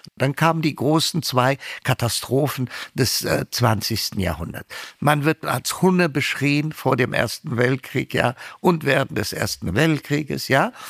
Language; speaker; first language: German; non-native, fluent; Amharic